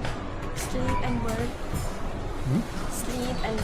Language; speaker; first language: English; non-native, learner; Thai